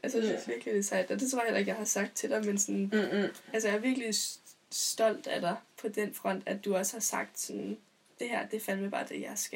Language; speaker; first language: Danish; native; Danish